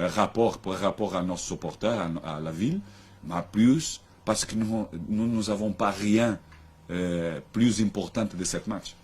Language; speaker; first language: French; non-native, learner; Portuguese